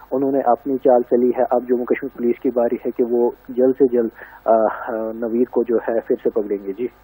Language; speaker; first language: Hindi; native; Hindi